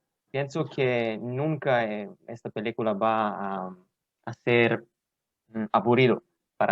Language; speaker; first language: Spanish; non-native, learner; Hebrew